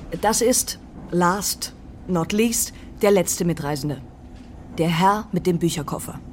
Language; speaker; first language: German; native; German